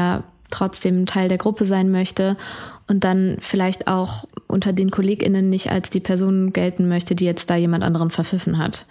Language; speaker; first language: German; native; German